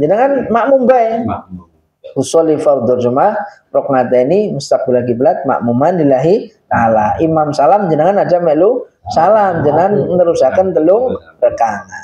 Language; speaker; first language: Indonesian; non-native, local second language; Javanese